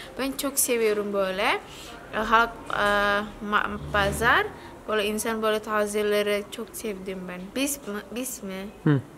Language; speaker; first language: Turkish; non-native, learner; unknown